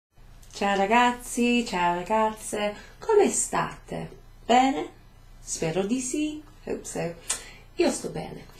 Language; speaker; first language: Italian; non-native, fluent; English